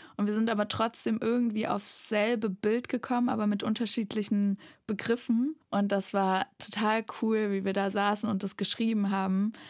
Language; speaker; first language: German; native; German